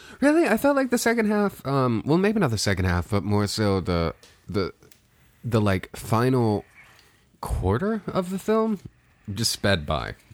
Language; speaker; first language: English; native; English